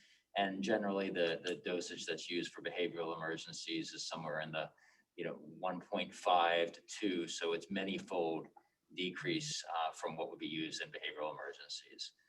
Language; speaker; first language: English; native; English